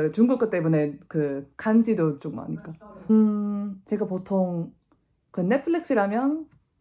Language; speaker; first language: Korean; non-native, fluent; English